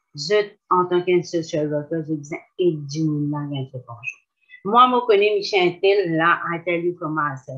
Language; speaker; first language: French; non-native, local second language; Morisyen